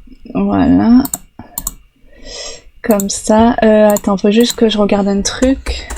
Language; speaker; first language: French; native; French